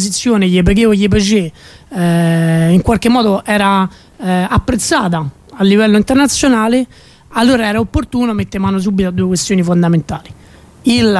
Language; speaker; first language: Italian; native; Italian